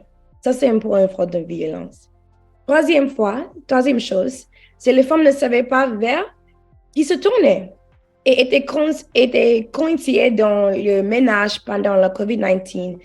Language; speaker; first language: French; non-native, learner; English